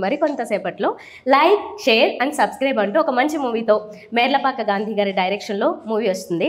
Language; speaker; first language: Telugu; native; Telugu